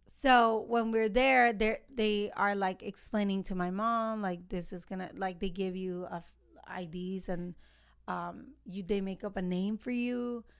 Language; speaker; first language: English; early bilingual, other home language; Spanish